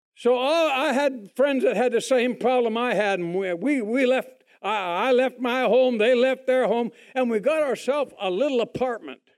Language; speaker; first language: English; native; English